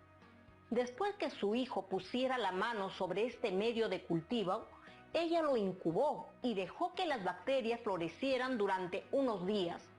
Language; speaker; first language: Spanish; native; Spanish